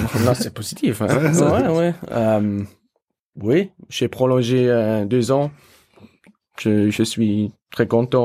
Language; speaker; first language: French; non-native, local second language; German